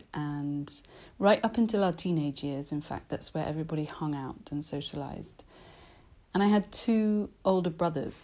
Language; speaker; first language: English; native; English